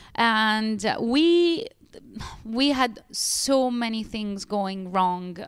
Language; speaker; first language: English; non-native, fluent; Italian